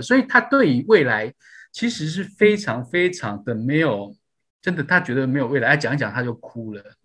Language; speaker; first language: Chinese; native; Chinese